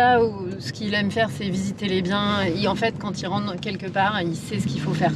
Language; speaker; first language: French; native; French